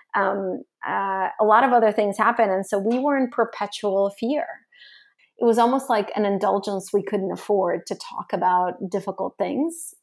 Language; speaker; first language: English; early bilingual, other home language; Russian